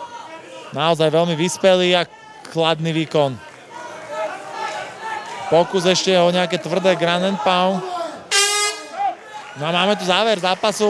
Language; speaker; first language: Slovak; native; Slovak